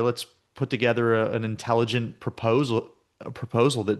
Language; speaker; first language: English; native; English